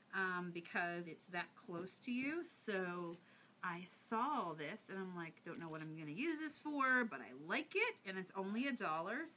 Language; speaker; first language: English; native; English